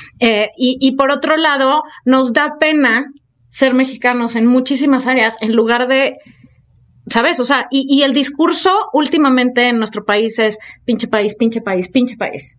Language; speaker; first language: Spanish; native; Spanish